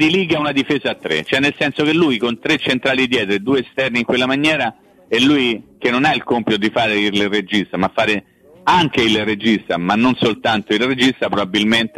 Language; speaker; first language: Italian; native; Italian